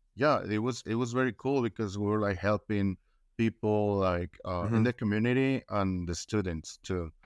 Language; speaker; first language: English; non-native, learner; Spanish